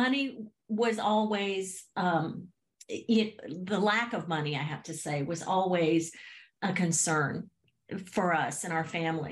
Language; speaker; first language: English; native; English